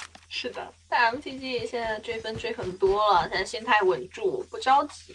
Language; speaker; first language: Chinese; native; Chinese